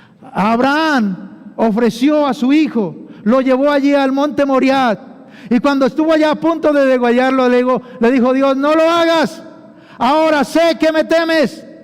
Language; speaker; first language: Spanish; native; Spanish